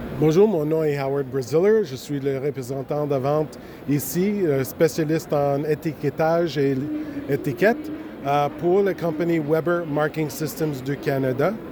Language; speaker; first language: French; non-native, local second language; English